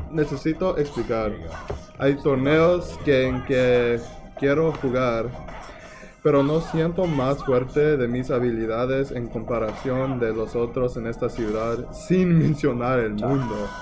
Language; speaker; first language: Spanish; non-native, learner; English